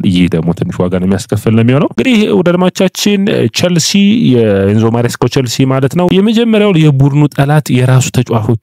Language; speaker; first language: Amharic; native; Amharic